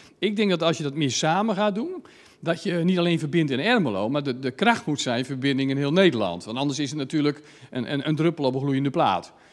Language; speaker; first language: Dutch; native; Dutch